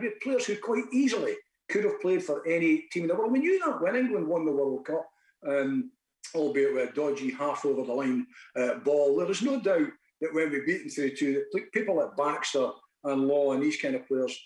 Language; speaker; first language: English; native; English